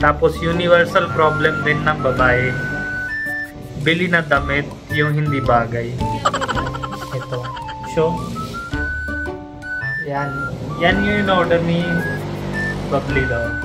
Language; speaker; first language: Filipino; non-native, learner; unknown